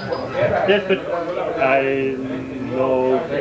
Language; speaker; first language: English; non-native, learner; French